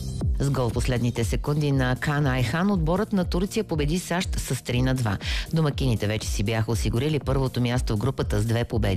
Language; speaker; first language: Bulgarian; native; Bulgarian